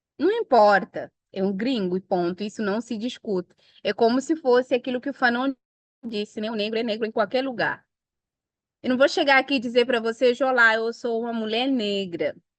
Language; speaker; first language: Portuguese; non-native, local second language; Upper Guinea Crioulo